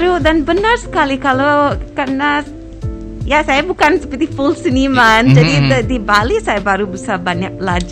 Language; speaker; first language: Indonesian; non-native, fluent; English